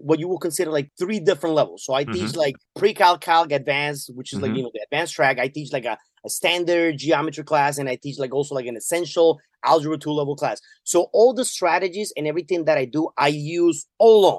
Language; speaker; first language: English; non-native, fluent; Spanish